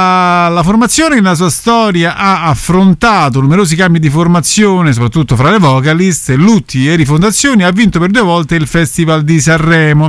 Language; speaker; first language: Italian; native; Italian